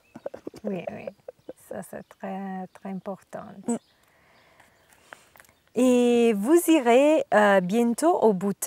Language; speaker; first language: French; non-native, learner; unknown